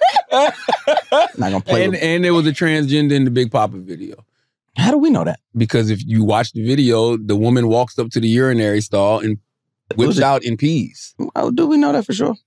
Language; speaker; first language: English; native; English